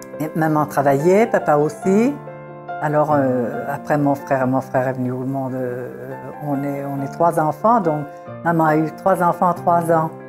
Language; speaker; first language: French; early bilingual, other home language; Italian